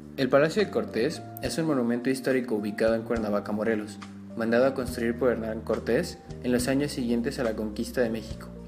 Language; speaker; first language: Spanish; native; Spanish